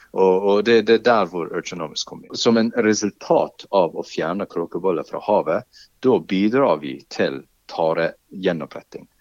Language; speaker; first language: Norwegian; non-native, fluent; English